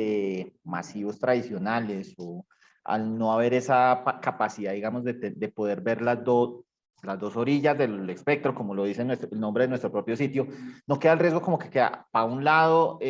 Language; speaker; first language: Spanish; native; Spanish